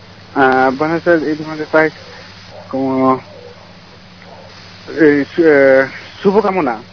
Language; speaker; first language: Spanish; non-native, learner; Bangla